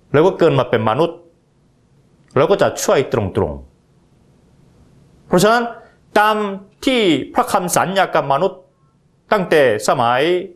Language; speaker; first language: Thai; non-native, fluent; Korean